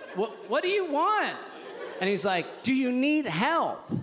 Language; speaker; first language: English; native; English